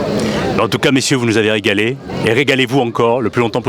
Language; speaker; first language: French; native; French